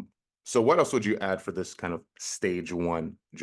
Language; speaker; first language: English; native; English